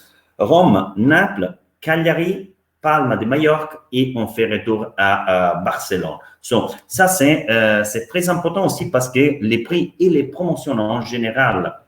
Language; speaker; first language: French; non-native, fluent; Italian